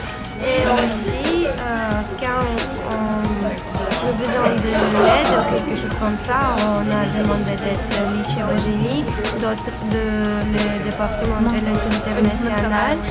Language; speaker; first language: French; non-native, learner; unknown